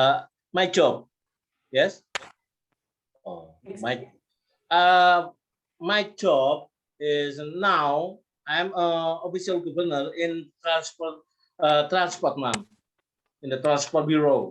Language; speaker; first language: English; non-native, learner; Indonesian